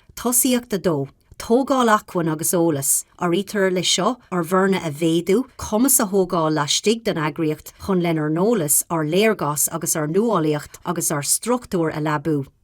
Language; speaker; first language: Irish; non-native, local second language; English